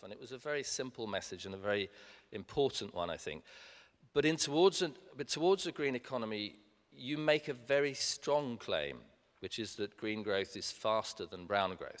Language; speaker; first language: English; native; English